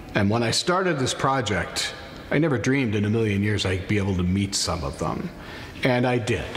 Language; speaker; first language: English; native; English